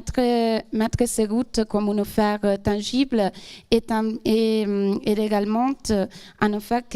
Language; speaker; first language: French; non-native, fluent; Italian